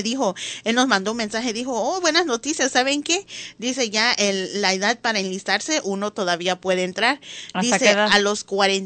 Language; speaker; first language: Spanish; early bilingual, heritage; Spanish